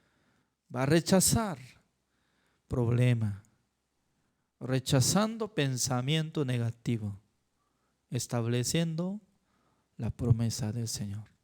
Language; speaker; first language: Spanish; non-native, learner; Korean